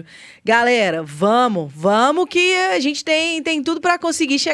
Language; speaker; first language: Portuguese; native; Portuguese